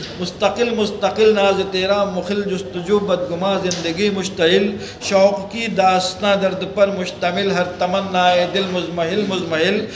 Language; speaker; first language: Urdu; native; Urdu